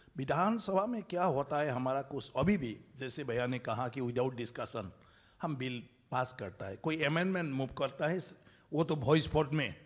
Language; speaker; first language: Hindi; non-native, local second language; Bodo